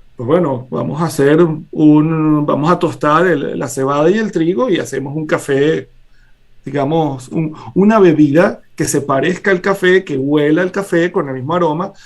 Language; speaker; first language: Spanish; native; Spanish